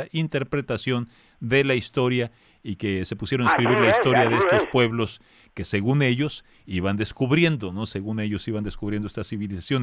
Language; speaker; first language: Spanish; native; Spanish